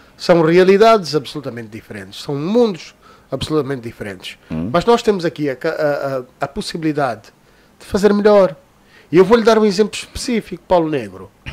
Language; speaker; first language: Portuguese; native; Portuguese